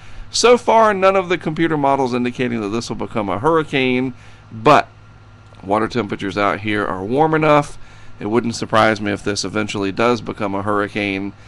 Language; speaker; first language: English; native; English